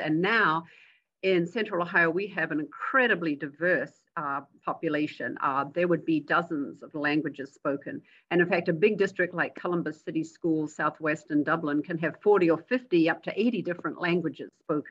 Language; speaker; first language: English; native; English